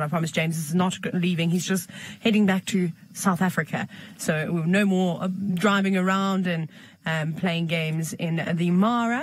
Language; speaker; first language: English; native; English